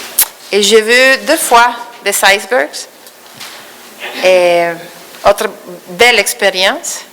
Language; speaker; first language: French; non-native, fluent; Spanish